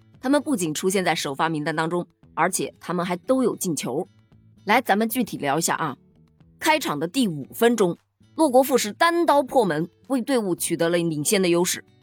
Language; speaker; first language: Chinese; native; Chinese